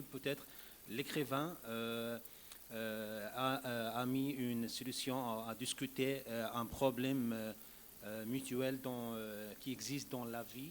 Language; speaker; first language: French; non-native, learner; Arabic